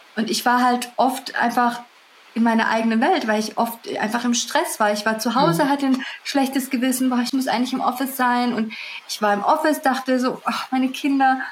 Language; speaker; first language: German; early bilingual, other home language; Russian